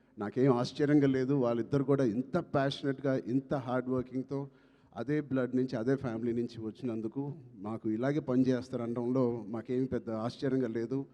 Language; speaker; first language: Telugu; native; Telugu